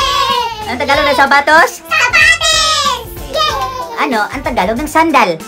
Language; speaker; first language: Filipino; non-native, local second language; Cebuano